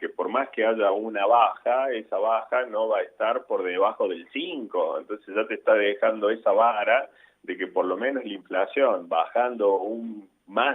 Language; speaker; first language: Spanish; native; Spanish